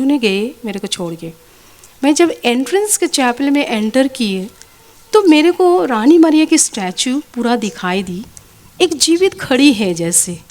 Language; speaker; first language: Hindi; non-native, local second language; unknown